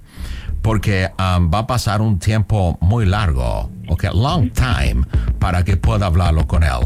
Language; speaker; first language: Spanish; non-native, local second language; English